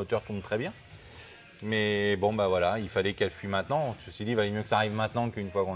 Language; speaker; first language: French; native; French